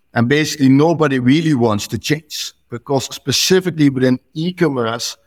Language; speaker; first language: English; non-native, fluent; Dutch